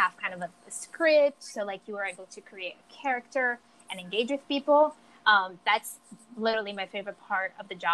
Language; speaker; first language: English; non-native, fluent; Portuguese